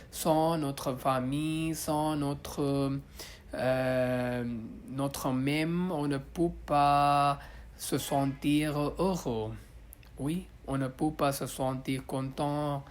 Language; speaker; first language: French; non-native, learner; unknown